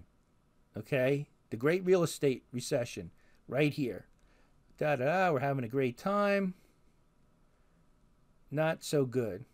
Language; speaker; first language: English; native; English